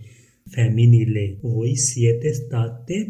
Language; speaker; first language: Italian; non-native, fluent; Urdu